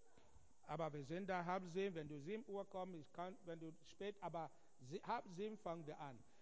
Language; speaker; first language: German; non-native, fluent; Igbo